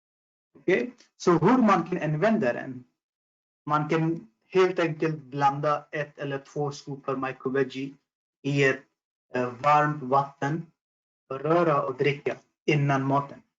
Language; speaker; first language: Swedish; non-native, fluent; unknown